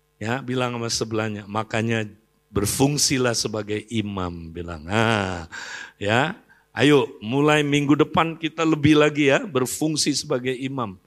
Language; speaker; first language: Indonesian; native; Indonesian